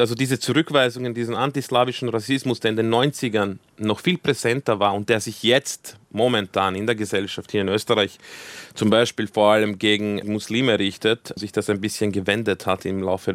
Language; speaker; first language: German; early bilingual, other home language; Croatian